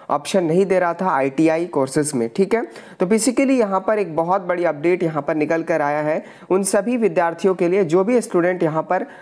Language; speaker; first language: Hindi; native; Hindi